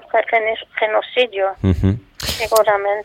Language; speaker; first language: Spanish; non-native, fluent; Arabic